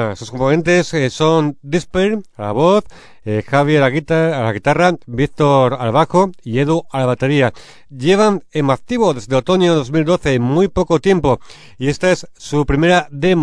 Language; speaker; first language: Spanish; native; Spanish